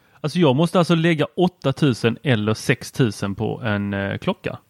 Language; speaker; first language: Swedish; native; Swedish